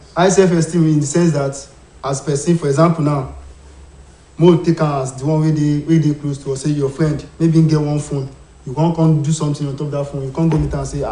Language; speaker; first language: Nigerian Pidgin; non-native, local second language; Yoruba